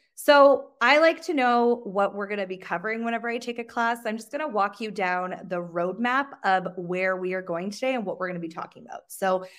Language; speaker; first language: English; native; English